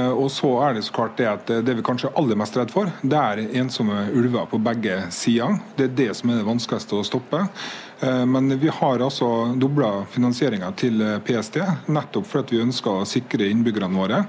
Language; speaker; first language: Norwegian; native; Norwegian